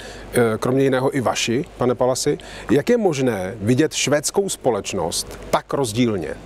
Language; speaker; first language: Czech; native; Czech